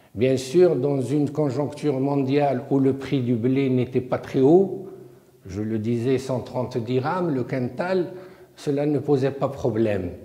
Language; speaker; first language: French; non-native, local second language; Arabic